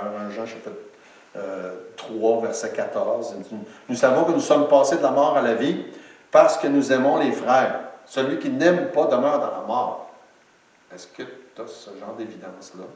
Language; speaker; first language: French; native; French